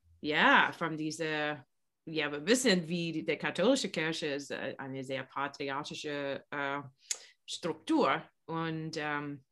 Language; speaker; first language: German; non-native, learner; English